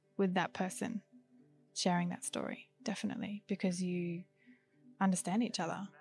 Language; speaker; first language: English; native; English